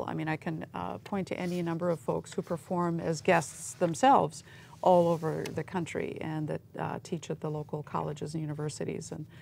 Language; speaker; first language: English; native; English